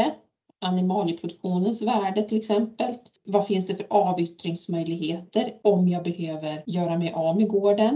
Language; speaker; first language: Swedish; native; Swedish